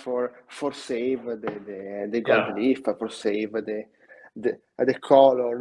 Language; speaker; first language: English; non-native, learner; Italian